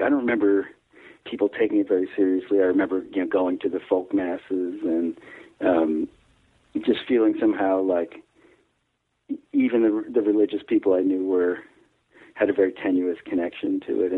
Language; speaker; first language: English; native; English